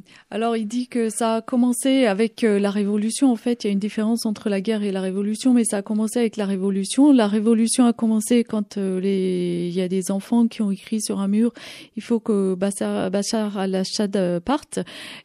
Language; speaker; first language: French; native; French